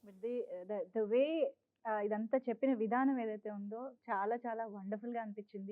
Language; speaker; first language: Telugu; native; Telugu